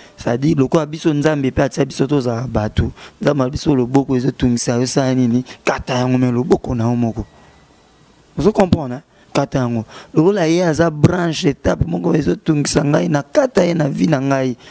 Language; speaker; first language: Lingala; native; Lingala